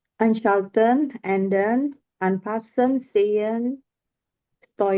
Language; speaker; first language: German; non-native, learner; Indonesian